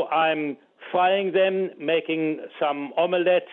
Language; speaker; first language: English; non-native, fluent; German